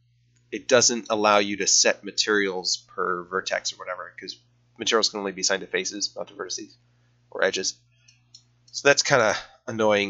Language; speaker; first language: English; native; English